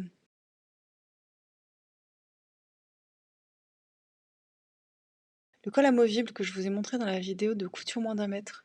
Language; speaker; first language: French; native; French